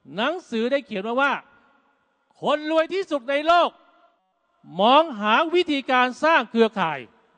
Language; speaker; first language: Thai; native; Thai